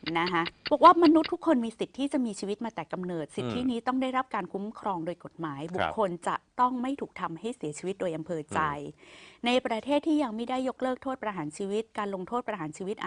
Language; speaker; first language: Thai; native; Thai